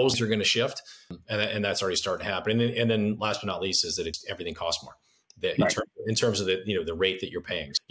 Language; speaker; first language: English; native; English